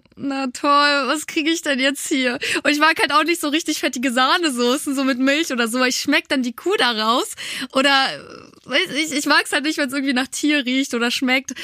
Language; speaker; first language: German; early bilingual, other home language; Polish